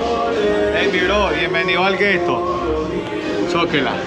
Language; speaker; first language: Spanish; native; Spanish